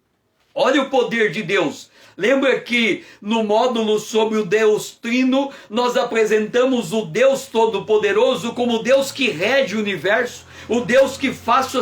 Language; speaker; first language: Portuguese; native; Portuguese